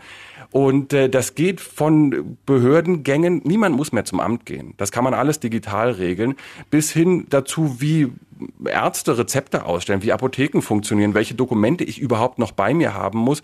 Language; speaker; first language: German; native; German